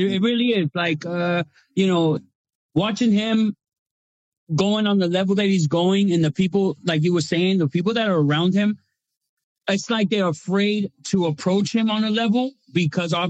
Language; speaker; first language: English; native; English